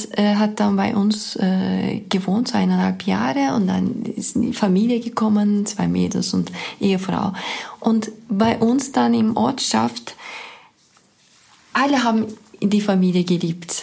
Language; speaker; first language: German; non-native, fluent; Turkish